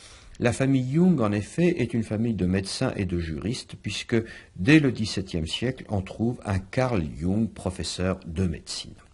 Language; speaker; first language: French; native; French